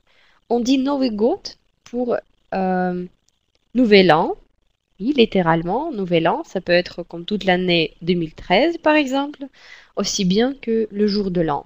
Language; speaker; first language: French; non-native, fluent; Russian